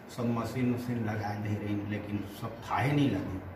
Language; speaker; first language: Hindi; native; Hindi